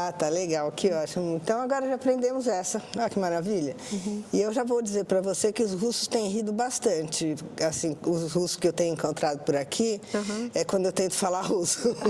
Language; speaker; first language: Portuguese; native; Portuguese